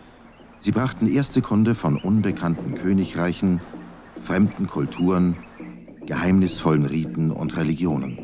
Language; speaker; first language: German; native; German